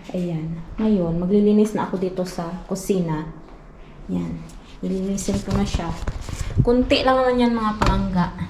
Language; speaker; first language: Filipino; non-native, local second language; Hiligaynon